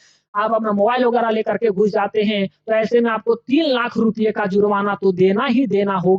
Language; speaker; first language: Hindi; native; Hindi